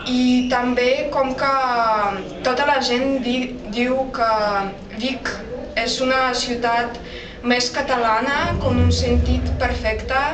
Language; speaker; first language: Catalan; non-native, fluent; Russian